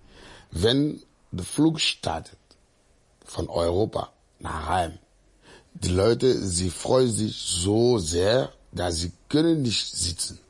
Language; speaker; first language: German; non-native, fluent; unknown